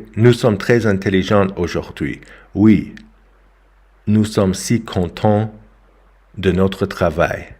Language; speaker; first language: French; non-native, learner; English